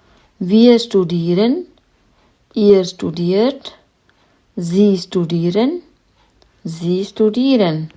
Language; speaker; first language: German; non-native, fluent; Hindi